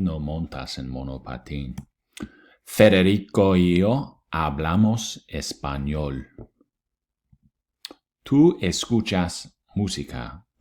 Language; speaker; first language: Spanish; non-native, fluent; English